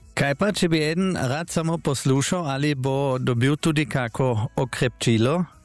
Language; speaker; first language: Slovenian; native; Slovenian